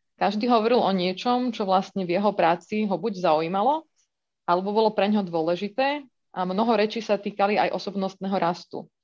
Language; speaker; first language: Slovak; native; Slovak